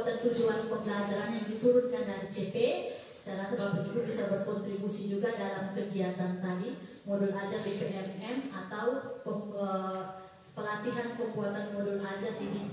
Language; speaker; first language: Indonesian; native; Indonesian